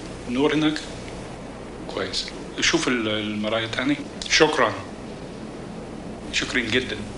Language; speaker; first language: Arabic; non-native, learner; English